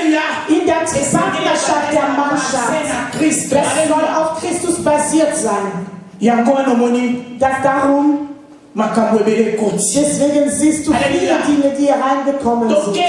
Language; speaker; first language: German; non-native, fluent; French